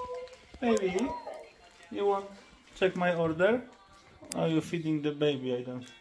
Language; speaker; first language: English; non-native, learner; Polish